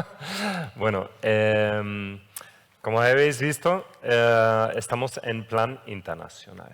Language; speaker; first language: Spanish; non-native, fluent; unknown